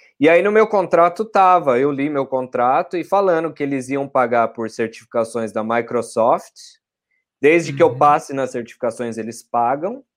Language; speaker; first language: Portuguese; native; Portuguese